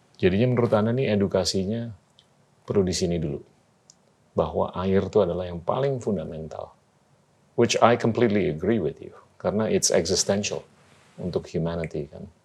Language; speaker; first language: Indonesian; native; Indonesian